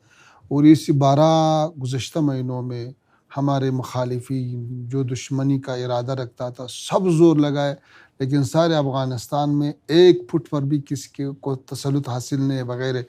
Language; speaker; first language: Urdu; non-native, learner; Pashto